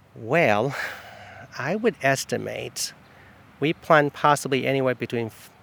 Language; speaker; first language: English; non-native, fluent; Chinese